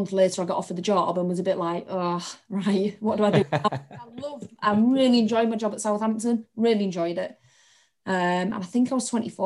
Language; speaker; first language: English; native; English